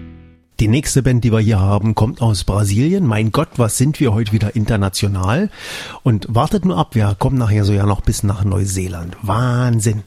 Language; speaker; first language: German; native; German